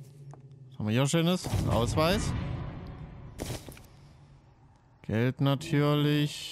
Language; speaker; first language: German; native; German